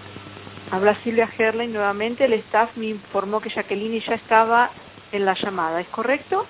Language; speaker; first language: Spanish; native; Spanish